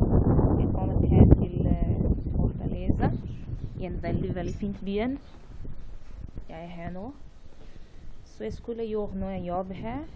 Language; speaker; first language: Norwegian; non-native, learner; Portuguese